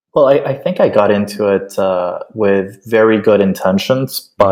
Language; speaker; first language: English; early bilingual, other home language; Spanish